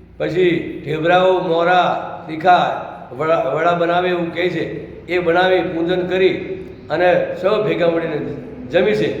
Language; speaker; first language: Gujarati; non-native, local second language; Rathawi